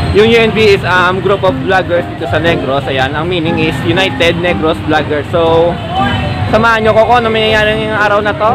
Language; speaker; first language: Filipino; non-native, local second language; Hiligaynon